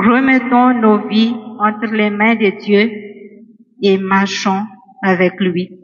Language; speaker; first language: French; non-native, local second language; Malagasy